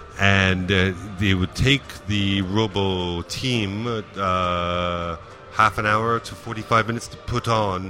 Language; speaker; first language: English; native; English